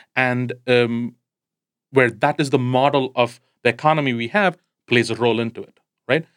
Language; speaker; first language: English; non-native, local second language; Tamil